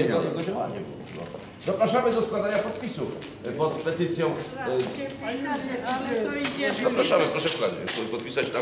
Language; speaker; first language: Polish; native; Polish